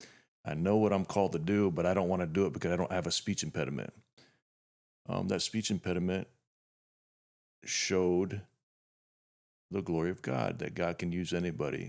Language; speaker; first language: English; native; English